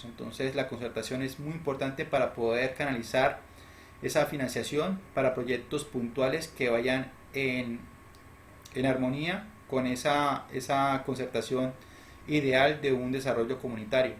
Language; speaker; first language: Spanish; native; Spanish